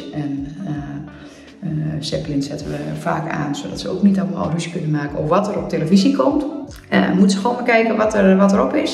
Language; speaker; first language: Dutch; native; Dutch